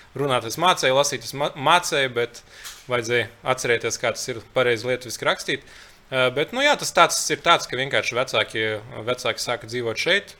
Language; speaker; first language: Latvian; early bilingual, other home language; Lithuanian